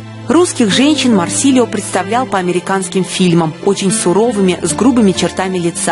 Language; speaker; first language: Russian; native; Russian